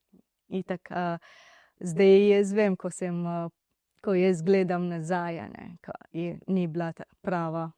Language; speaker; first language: Slovenian; non-native, learner; Divehi